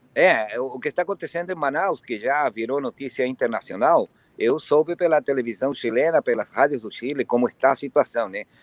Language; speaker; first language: Portuguese; non-native, fluent; Spanish